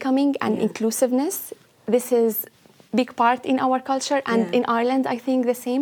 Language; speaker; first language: English; non-native, fluent; Arabic